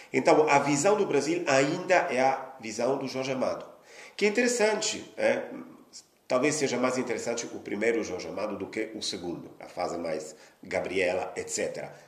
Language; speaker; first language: Portuguese; non-native, fluent; Italian